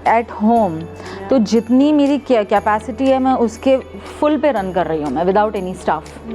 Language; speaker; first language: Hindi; native; Hindi